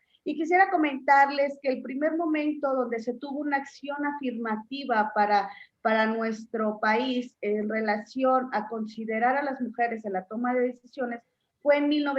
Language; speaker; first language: Spanish; native; Spanish